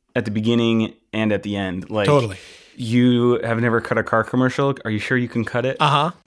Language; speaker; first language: English; native; English